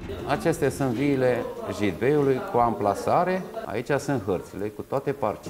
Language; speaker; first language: Romanian; native; Romanian